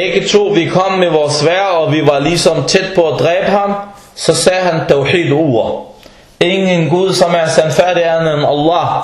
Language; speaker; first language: Danish; non-native, fluent; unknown